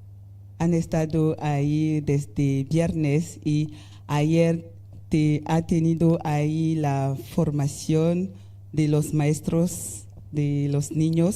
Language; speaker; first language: Spanish; non-native, learner; French